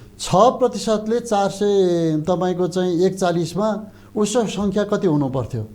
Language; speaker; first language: Nepali; non-native, local second language; Eastern Tamang